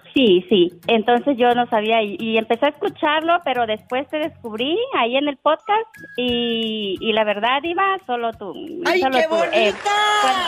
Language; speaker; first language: Spanish; native; Spanish